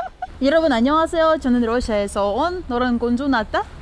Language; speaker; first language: Korean; non-native, learner; Russian